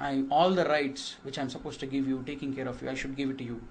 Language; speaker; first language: English; non-native, local second language; Kannada